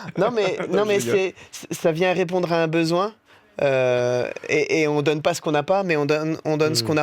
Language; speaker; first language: French; native; French